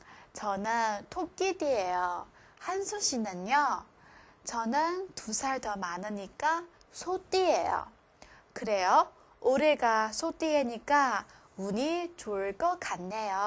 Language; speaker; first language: Korean; non-native, fluent; Chinese